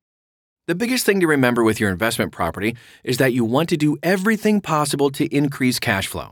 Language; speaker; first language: English; native; English